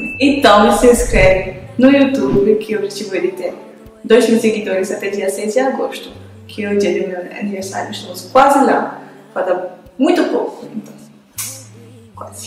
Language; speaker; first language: Portuguese; non-native, fluent; French